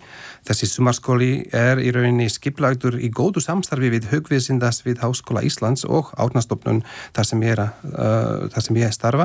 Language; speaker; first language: Icelandic; non-native, fluent; Slovak